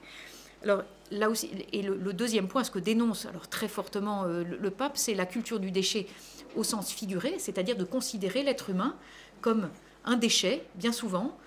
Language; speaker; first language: French; native; French